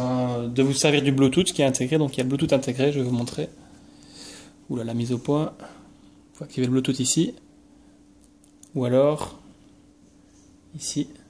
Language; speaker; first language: French; native; French